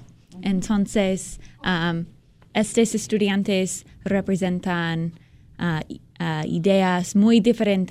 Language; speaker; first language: Spanish; non-native, learner; English